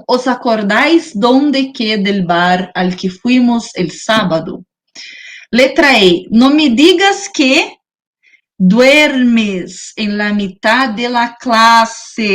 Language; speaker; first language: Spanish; non-native, fluent; Portuguese